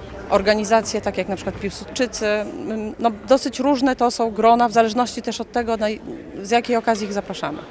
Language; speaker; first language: Polish; native; Polish